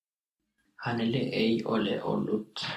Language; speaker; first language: Finnish; non-native, learner; English